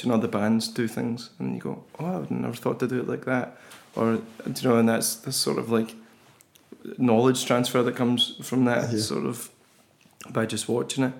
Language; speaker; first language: English; native; English